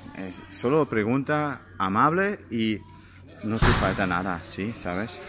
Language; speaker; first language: Spanish; non-native, learner; German